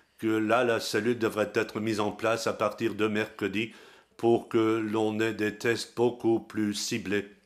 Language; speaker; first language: French; non-native, local second language; Luxembourgish